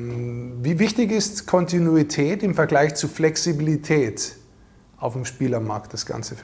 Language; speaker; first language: German; native; German